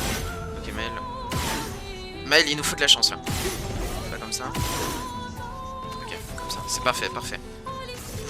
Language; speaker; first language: French; native; French